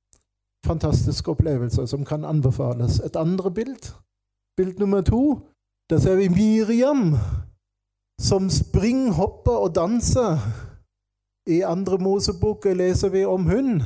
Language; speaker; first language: Norwegian; non-native, fluent; German